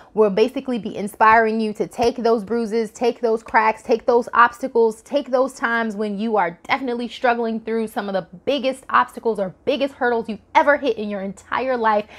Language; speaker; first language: English; native; English